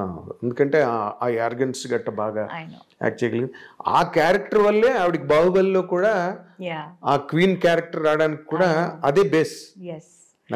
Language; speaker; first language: Telugu; native; Telugu